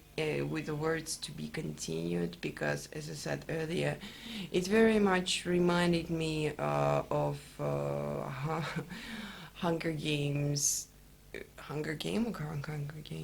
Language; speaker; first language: English; non-native, fluent; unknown